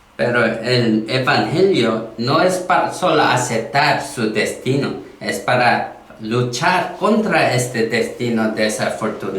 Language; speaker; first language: Spanish; non-native, learner; Korean